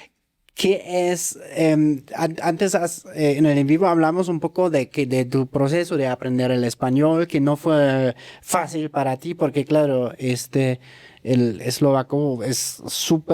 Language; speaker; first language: Spanish; native; Spanish